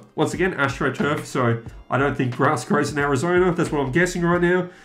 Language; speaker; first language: English; native; English